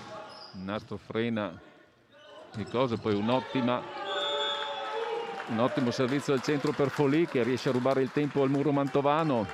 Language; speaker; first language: Italian; native; Italian